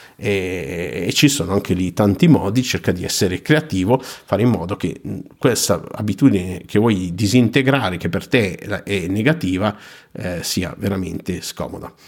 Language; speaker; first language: Italian; native; Italian